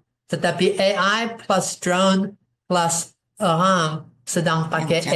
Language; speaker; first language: Indonesian; non-native, fluent; English